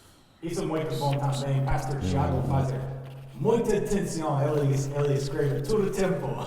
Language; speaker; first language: Portuguese; non-native, learner; English